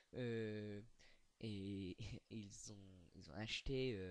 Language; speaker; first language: French; non-native, learner; English